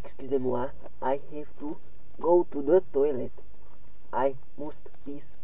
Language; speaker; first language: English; non-native, learner; Slovak